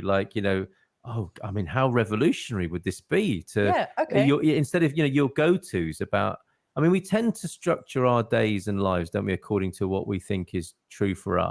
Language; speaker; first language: English; native; English